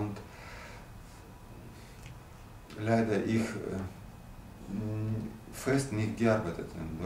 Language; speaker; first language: German; non-native, learner; Russian